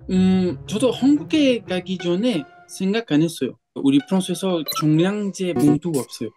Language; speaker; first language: Korean; non-native, learner; French